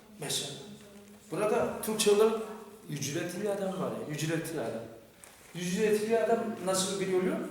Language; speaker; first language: Turkish; non-native, fluent; Korean